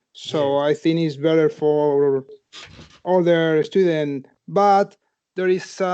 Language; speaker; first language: English; non-native, fluent; Spanish